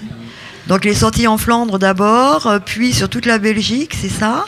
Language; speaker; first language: French; native; French